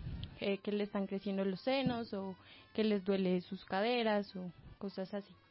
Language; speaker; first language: Spanish; native; Spanish